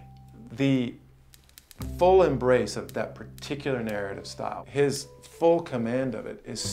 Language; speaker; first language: English; native; English